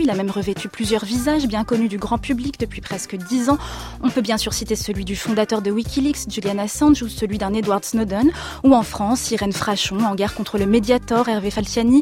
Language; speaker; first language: French; native; French